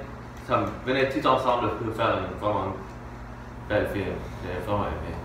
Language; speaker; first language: French; non-native, learner; English